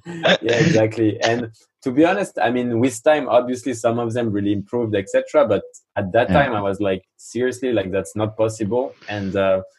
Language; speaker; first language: English; non-native, fluent; French